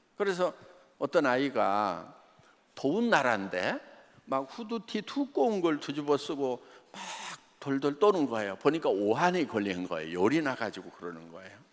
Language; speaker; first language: Korean; native; Korean